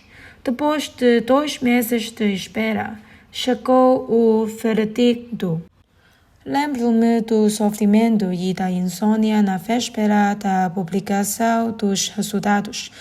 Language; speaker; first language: Portuguese; non-native, learner; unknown